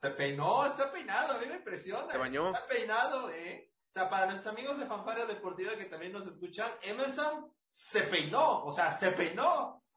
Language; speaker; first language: Spanish; native; Spanish